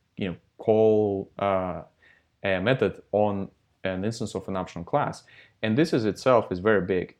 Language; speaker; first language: English; non-native, fluent; Russian